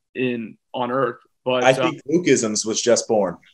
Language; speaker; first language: English; native; English